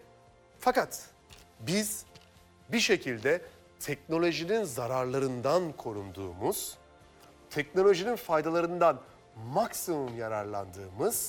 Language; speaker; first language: Turkish; native; Turkish